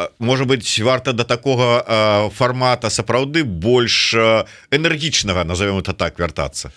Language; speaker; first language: Belarusian; native; Belarusian